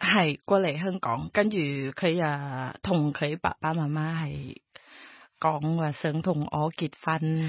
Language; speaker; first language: Cantonese; non-native, fluent; Thai